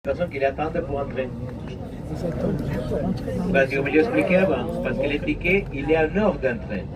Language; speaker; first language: French; non-native, fluent; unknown